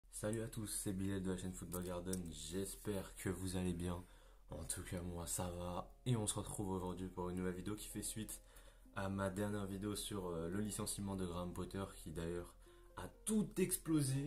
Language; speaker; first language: French; native; French